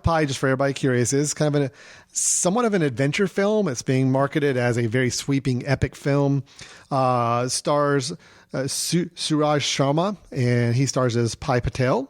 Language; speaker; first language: English; native; English